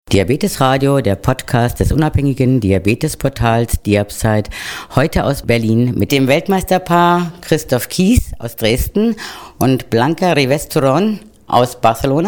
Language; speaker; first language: German; native; German